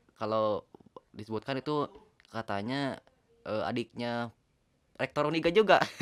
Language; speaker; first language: Indonesian; non-native, local second language; Sundanese